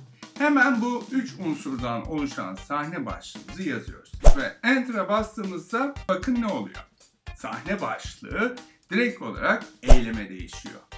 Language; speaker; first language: Turkish; native; Turkish